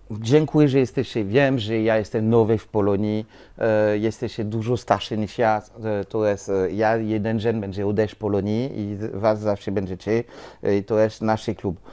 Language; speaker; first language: Polish; non-native, learner; French